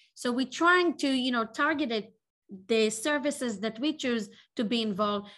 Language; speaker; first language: English; non-native, fluent; Hebrew